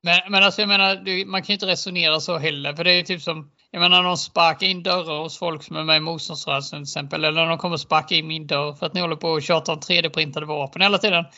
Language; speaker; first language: Swedish; native; Swedish